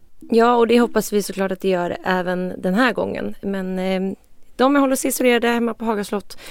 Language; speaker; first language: Swedish; native; Swedish